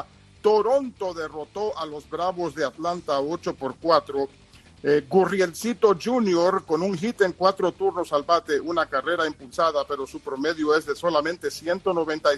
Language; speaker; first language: Spanish; native; Spanish